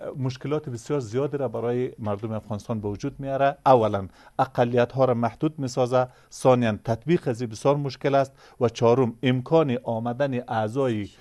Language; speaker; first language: Persian; native; Persian